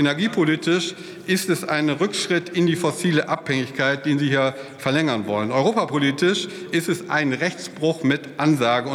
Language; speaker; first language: German; native; German